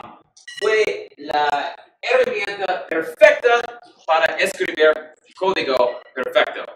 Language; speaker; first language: Spanish; non-native, learner; English